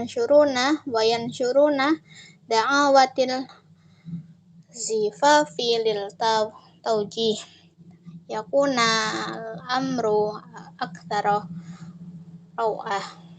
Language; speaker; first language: Arabic; non-native, learner; Indonesian